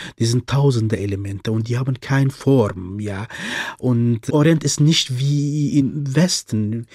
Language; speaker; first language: German; non-native, fluent; Central Kurdish